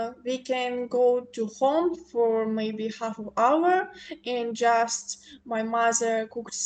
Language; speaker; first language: English; non-native, local second language; Ukrainian